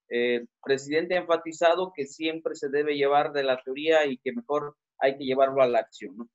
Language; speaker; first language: Spanish; native; Spanish